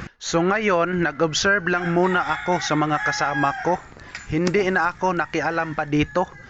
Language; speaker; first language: Filipino; native; Filipino